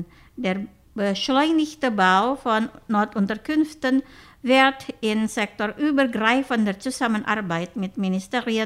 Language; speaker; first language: German; non-native, fluent; Indonesian